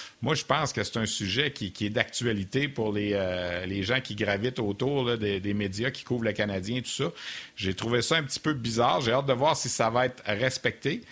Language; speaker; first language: French; native; French